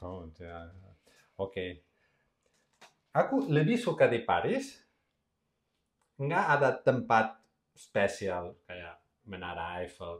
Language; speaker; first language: Indonesian; non-native, learner; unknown